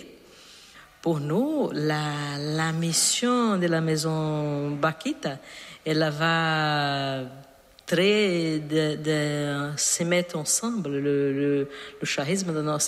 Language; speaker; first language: French; non-native, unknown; Portuguese